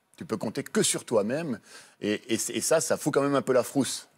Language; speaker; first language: French; native; French